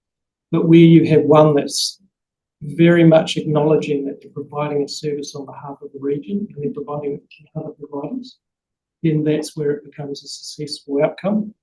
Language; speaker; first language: English; native; English